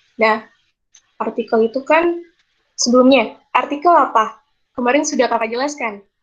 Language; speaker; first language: Indonesian; native; Indonesian